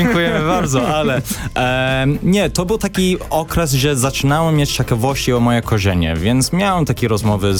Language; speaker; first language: Polish; early bilingual, heritage; English